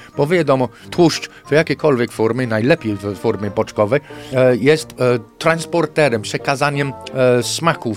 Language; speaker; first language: Polish; non-native, fluent; English